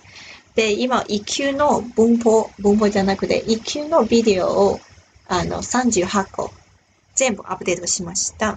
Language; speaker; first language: Japanese; non-native, fluent; Chinese